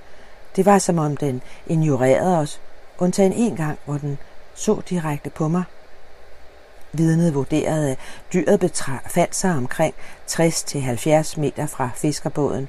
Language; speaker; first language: Danish; native; Danish